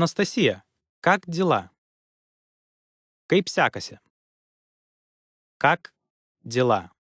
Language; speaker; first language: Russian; non-native, learner; Lithuanian